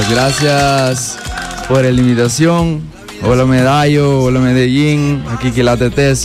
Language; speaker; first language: Spanish; non-native, fluent; Papiamento